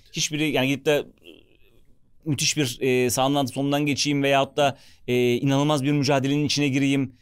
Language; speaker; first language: Turkish; native; Turkish